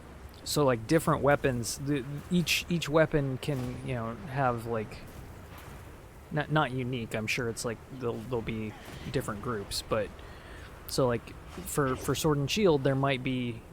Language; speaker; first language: English; native; English